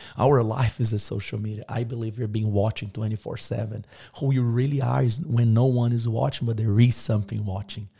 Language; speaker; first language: English; non-native, fluent; Portuguese